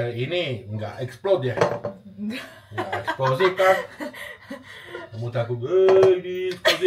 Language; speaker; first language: Indonesian; non-native, learner; French